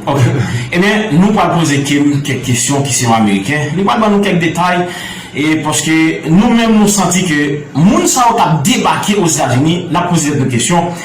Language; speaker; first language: Haitian Creole; native; Haitian Creole